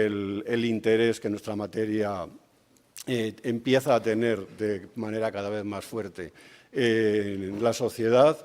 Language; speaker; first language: Spanish; native; Spanish